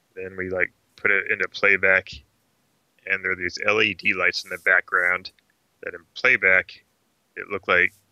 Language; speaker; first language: English; native; English